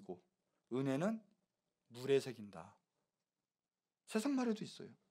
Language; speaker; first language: Korean; native; Korean